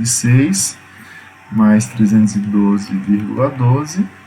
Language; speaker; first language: Portuguese; native; Portuguese